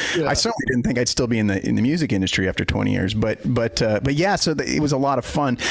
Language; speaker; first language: English; native; English